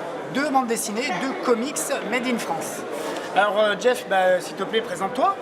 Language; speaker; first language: French; native; French